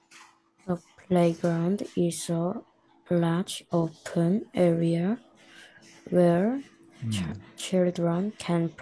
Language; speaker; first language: English; non-native, learner; Korean